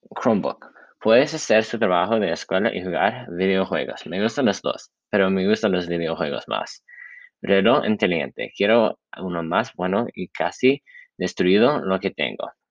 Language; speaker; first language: Spanish; non-native, learner; English